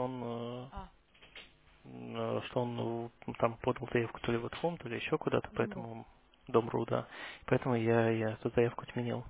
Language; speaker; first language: Russian; native; Russian